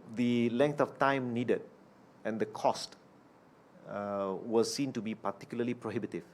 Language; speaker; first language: English; non-native, local second language; Malay